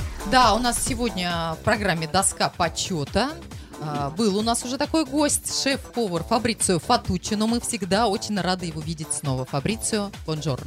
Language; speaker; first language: Russian; native; Russian